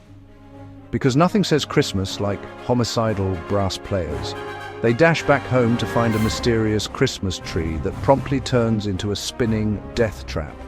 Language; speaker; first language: English; native; English